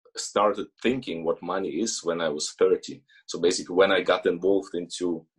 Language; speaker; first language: English; early bilingual, other home language; Russian